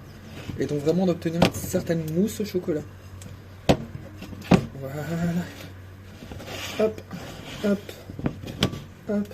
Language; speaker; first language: French; native; French